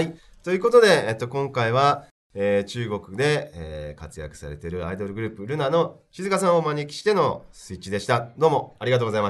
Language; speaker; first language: Japanese; native; Japanese